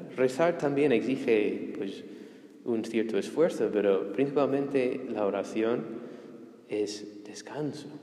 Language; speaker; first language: Spanish; non-native, fluent; English